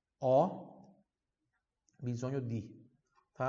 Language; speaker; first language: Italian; non-native, fluent; Portuguese